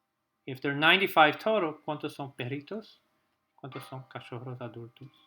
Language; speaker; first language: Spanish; non-native, fluent; English